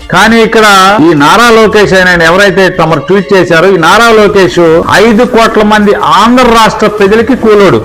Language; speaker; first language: Telugu; native; Telugu